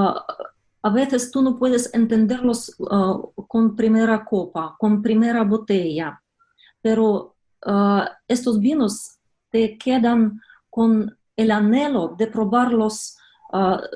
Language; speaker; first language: Spanish; non-native, fluent; Russian